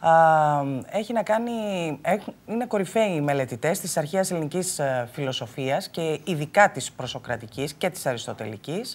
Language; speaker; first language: Greek; native; Greek